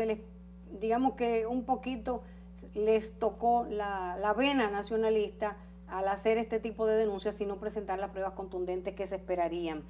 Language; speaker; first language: Spanish; native; Spanish